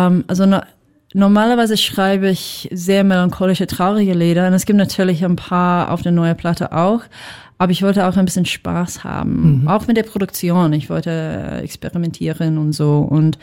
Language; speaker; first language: German; non-native, fluent; English